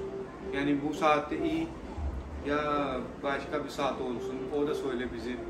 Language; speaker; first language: Turkish; non-native, learner; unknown